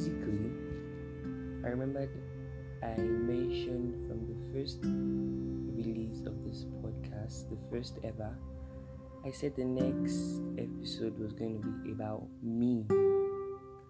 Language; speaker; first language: English; non-native, local second language; Yoruba